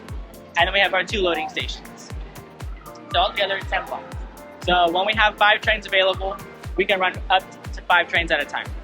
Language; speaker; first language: English; native; English